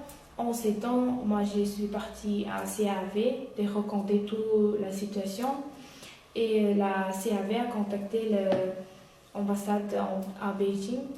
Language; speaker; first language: French; non-native, learner; Uyghur